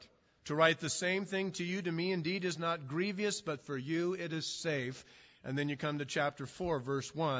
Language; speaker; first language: English; native; English